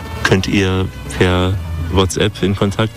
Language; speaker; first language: German; native; German